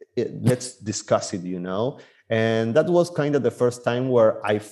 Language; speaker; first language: English; non-native, fluent; Spanish